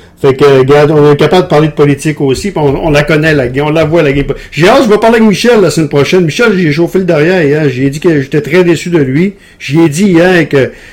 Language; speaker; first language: French; native; French